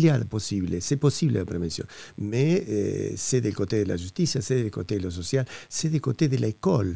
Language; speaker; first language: French; non-native, fluent; Spanish